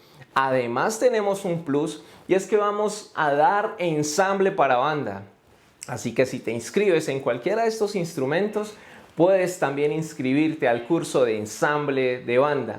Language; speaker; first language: Spanish; native; Spanish